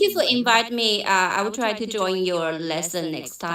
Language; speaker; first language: English; non-native, fluent; Chinese